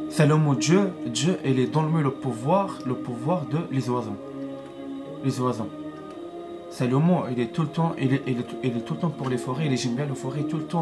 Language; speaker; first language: French; non-native, learner; Arabic